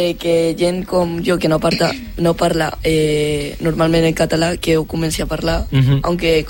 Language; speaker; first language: Catalan; non-native, local second language; Spanish